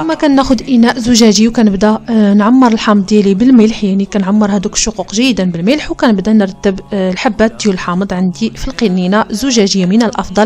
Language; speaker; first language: Arabic; native; Arabic